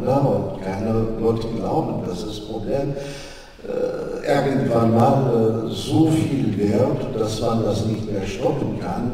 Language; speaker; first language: German; non-native, fluent; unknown